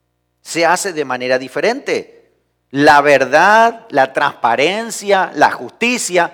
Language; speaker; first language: Spanish; native; Spanish